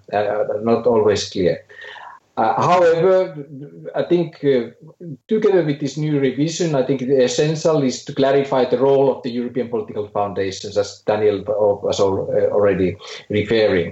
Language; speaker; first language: English; non-native, fluent; Finnish